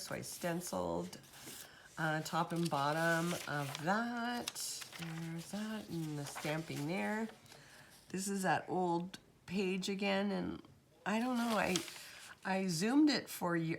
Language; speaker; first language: English; native; English